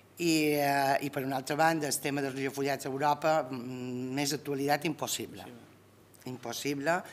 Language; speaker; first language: Catalan; native; Catalan